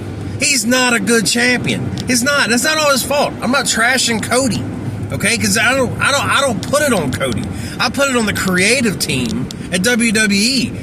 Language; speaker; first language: English; native; English